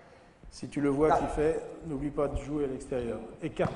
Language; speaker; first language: French; native; French